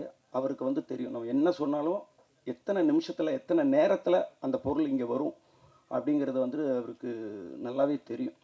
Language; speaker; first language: Tamil; native; Tamil